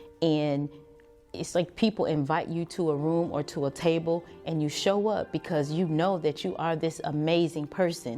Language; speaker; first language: English; native; English